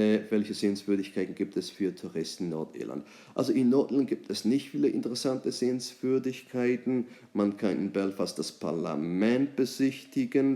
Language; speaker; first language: German; non-native, fluent; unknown